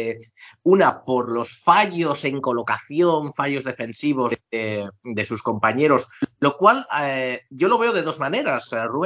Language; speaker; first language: Spanish; native; Spanish